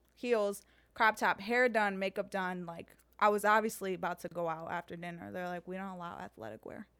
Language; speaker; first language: English; early bilingual, heritage; Serbian